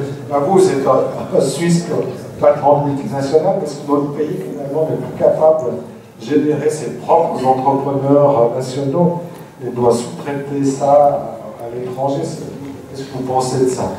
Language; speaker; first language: French; native; French